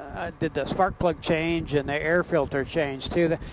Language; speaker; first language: English; native; English